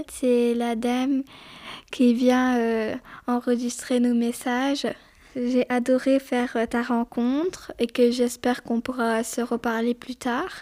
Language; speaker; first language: French; early bilingual, other home language; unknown